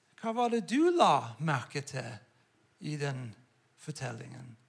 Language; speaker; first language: Norwegian; non-native, fluent; English